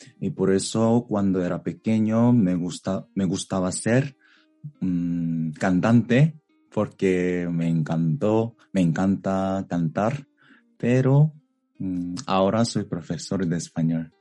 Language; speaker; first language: Spanish; non-native, fluent; Korean